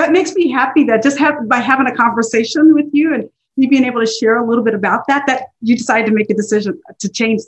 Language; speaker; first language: English; native; English